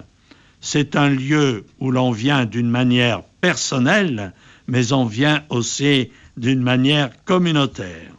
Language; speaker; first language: French; native; French